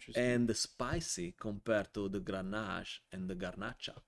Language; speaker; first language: English; non-native, fluent; Italian